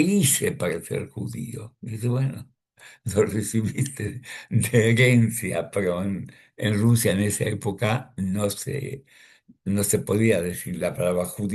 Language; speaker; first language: Spanish; early bilingual, other home language; Russian